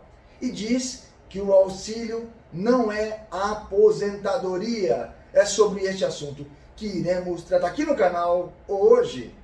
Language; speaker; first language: Portuguese; native; Portuguese